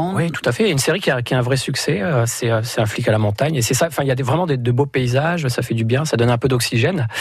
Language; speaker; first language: French; native; French